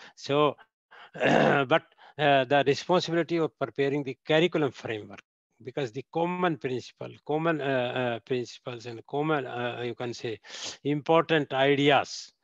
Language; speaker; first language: English; non-native, local second language; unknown